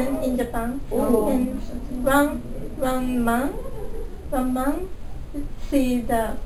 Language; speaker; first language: English; non-native, local second language; Malay